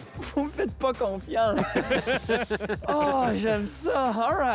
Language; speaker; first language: French; native; French